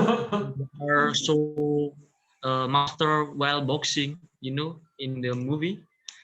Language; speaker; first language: English; non-native, learner; Indonesian